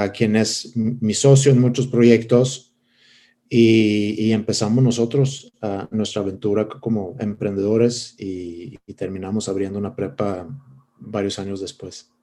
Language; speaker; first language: Spanish; non-native, fluent; Swedish